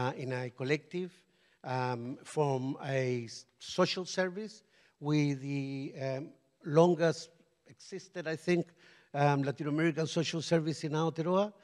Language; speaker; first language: English; non-native, fluent; Spanish